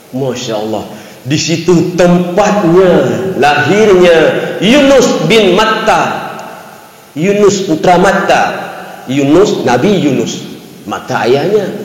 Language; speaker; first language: Malay; non-native, local second language; Achinese